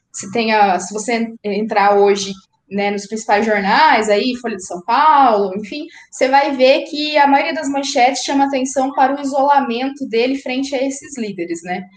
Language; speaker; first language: Portuguese; native; Portuguese